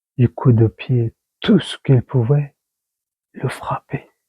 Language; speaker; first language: French; non-native, learner; Persian